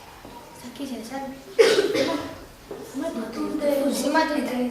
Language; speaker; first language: Basque; non-native, local second language; Spanish